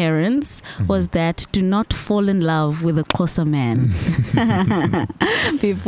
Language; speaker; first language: English; non-native, local second language; Xhosa